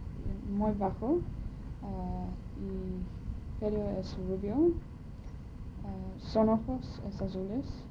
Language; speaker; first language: Spanish; non-native, learner; English